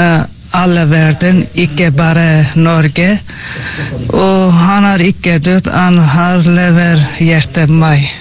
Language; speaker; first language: Norwegian; non-native, learner; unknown